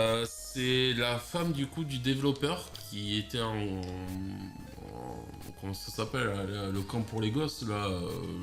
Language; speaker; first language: French; native; French